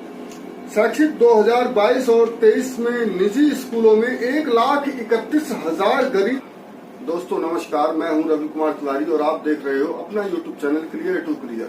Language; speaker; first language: Hindi; native; Hindi